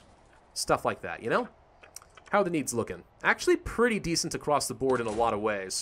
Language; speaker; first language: English; native; English